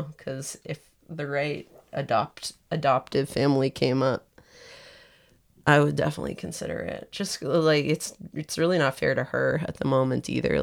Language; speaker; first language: English; native; English